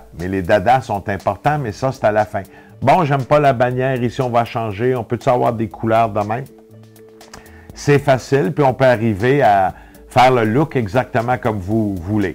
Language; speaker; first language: French; native; French